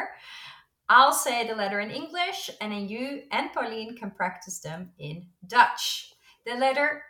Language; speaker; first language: English; non-native, fluent; Dutch